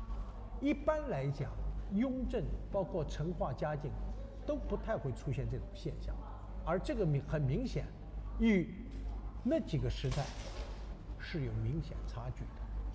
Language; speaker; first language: Chinese; native; Chinese